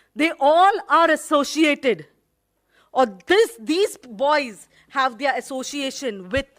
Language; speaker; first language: English; non-native, local second language; Hindi